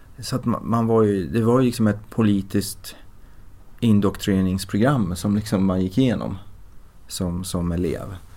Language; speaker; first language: Swedish; early bilingual, other home language; Persian